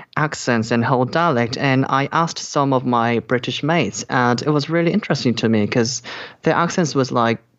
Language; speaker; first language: English; non-native, fluent; Korean